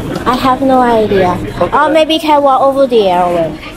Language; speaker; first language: English; non-native, learner; Thai